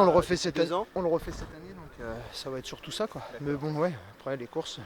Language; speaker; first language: French; native; French